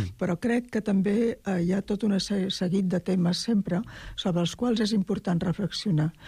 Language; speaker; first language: Catalan; native; Catalan